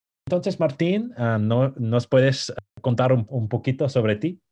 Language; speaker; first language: Spanish; non-native, fluent; English